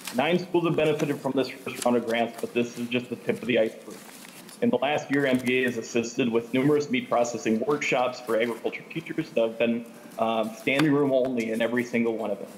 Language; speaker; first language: English; native; English